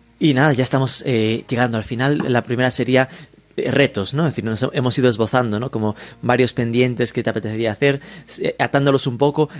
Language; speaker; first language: Spanish; native; Spanish